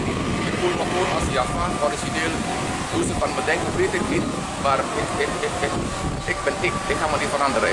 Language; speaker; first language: Dutch; early bilingual, heritage; Javanese